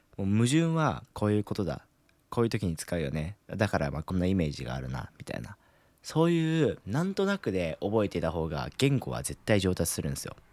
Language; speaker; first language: Japanese; native; Japanese